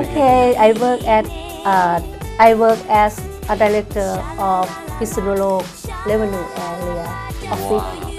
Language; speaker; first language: English; non-native, learner; Thai